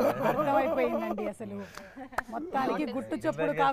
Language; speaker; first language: Telugu; native; Telugu